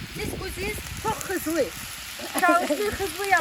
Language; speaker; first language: Turkish; non-native, learner; Russian